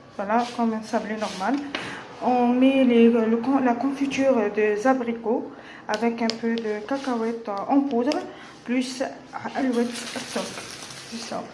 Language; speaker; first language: French; non-native, local second language; Arabic